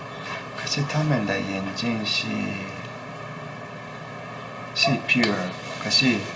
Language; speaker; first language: Chinese; non-native, learner; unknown